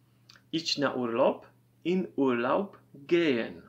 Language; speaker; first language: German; non-native, fluent; Polish